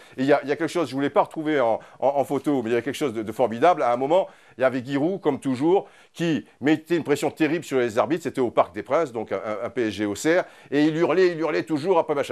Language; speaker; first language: French; native; French